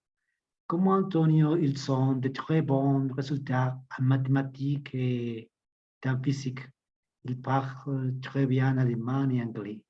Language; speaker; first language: French; non-native, learner; Spanish